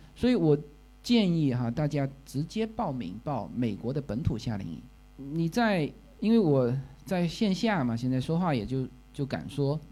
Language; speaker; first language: Chinese; native; Chinese